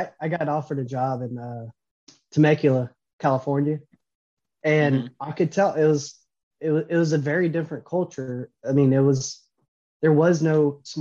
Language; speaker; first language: English; native; English